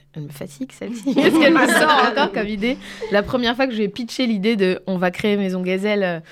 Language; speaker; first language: French; native; French